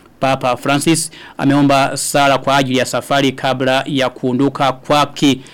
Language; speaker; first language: Swahili; non-native, local second language; Rundi